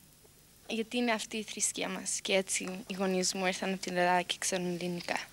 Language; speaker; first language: Greek; early bilingual, heritage; Greek